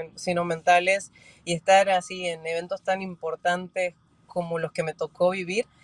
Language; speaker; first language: Spanish; native; Spanish